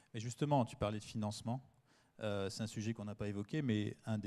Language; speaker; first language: French; native; French